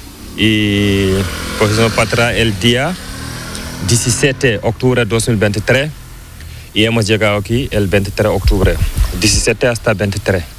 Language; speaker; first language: Spanish; non-native, learner; Fula